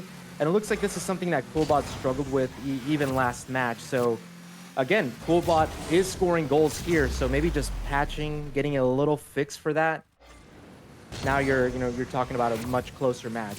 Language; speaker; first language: English; native; English